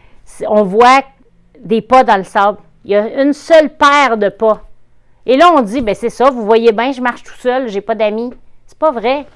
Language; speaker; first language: French; native; French